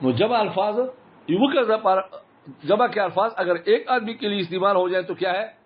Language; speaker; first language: Urdu; non-native, local second language; Pashto